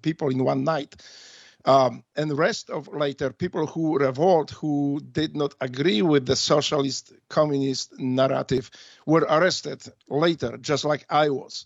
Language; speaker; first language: English; non-native, fluent; Polish